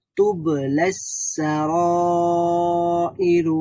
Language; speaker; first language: Arabic; non-native, learner; Bangla